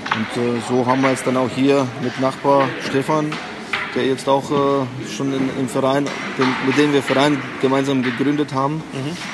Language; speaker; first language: German; non-native, fluent; Latvian